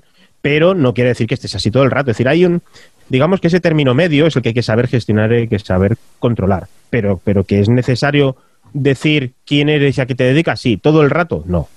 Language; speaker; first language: Spanish; native; Spanish